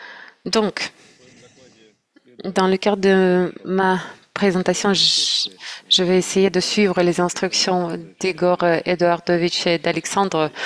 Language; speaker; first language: French; non-native, fluent; Russian